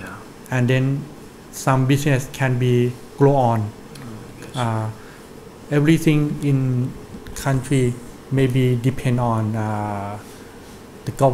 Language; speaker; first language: English; non-native, learner; Thai